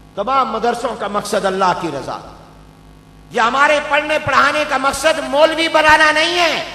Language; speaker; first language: Urdu; non-native, local second language; Punjabi